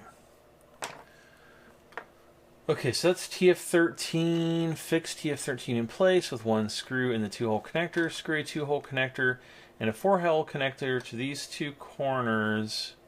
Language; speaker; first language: English; native; English